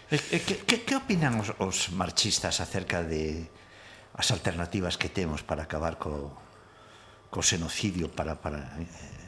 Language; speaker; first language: Galician; non-native, local second language; Spanish